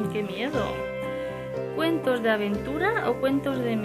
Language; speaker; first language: Spanish; native; Spanish